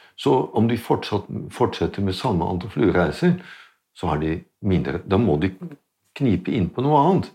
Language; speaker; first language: Norwegian; non-native, fluent; Dutch